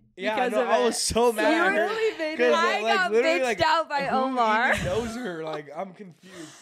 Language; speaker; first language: English; native; English